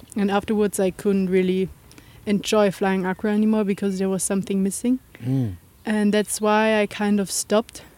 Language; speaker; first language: English; non-native, fluent; German